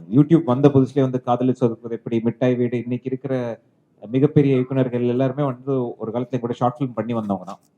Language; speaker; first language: Tamil; native; Tamil